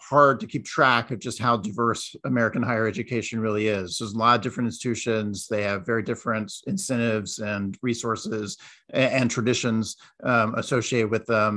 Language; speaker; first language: English; native; English